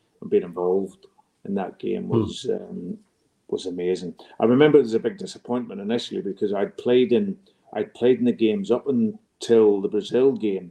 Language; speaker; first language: English; native; English